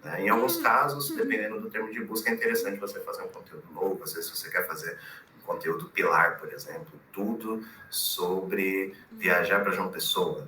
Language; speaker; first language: Portuguese; native; Portuguese